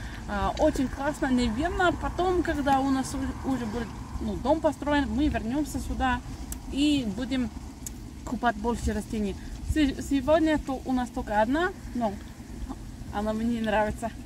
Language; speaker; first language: Russian; non-native, learner; English